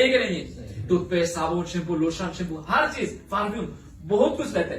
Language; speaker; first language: Hindi; non-native, learner; Bangla